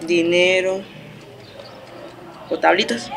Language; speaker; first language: Spanish; native; Spanish